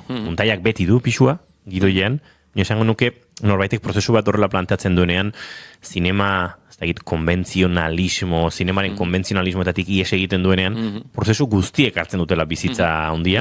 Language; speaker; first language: Basque; native; Basque